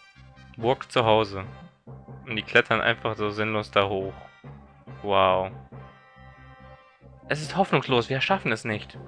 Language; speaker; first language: German; native; German